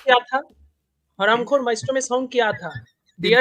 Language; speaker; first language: Hindi; native; Hindi